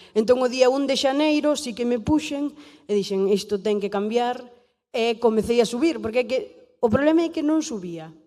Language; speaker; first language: Galician; native; Galician